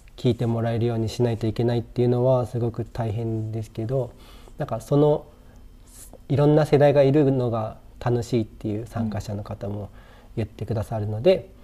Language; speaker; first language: Japanese; native; Japanese